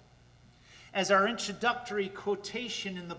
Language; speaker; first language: English; native; English